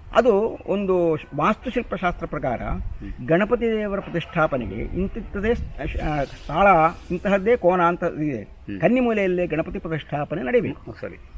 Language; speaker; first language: Kannada; non-native, local second language; Malayalam